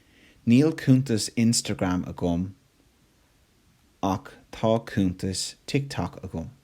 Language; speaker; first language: Irish; non-native, local second language; English